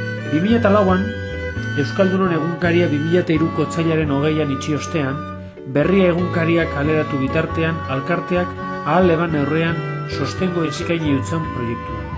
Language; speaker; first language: Basque; native; Basque